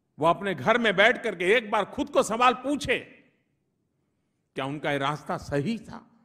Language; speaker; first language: Hindi; non-native, local second language; Gujarati